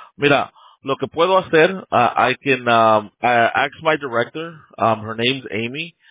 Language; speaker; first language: English; early bilingual, other home language; Spanish